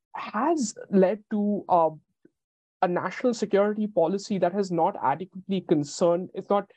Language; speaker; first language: English; non-native, local second language; Bangla